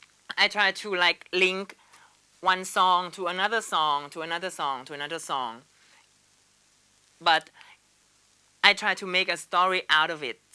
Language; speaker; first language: English; non-native, learner; Thai